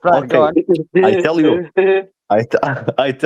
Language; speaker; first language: English; non-native, learner; Persian